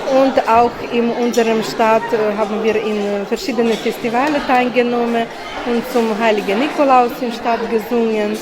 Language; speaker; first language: German; non-native, learner; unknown